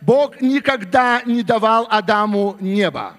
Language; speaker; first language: Russian; native; Russian